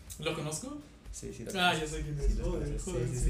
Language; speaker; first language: Spanish; native; Spanish